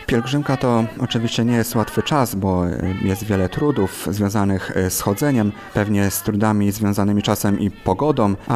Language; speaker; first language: Polish; native; Polish